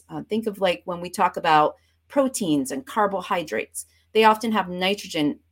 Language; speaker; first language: English; native; English